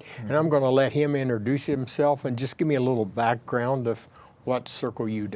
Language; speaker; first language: English; native; English